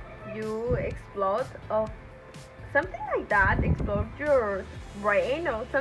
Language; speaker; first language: English; non-native, learner; Spanish